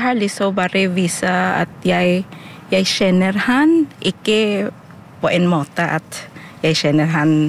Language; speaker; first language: Norwegian; non-native, fluent; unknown